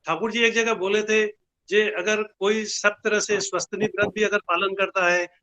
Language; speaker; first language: Hindi; non-native, local second language; Bangla